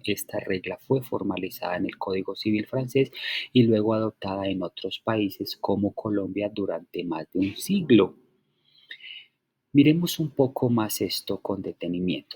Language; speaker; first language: Spanish; native; Spanish